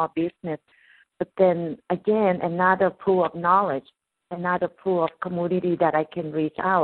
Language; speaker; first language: English; non-native, fluent; Thai